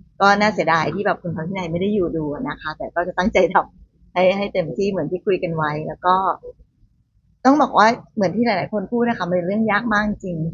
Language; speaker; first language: Thai; native; Thai